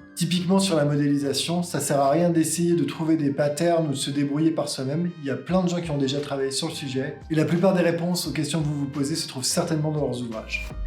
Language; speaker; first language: French; native; French